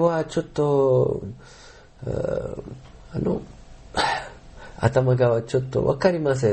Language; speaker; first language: Japanese; non-native, learner; Arabic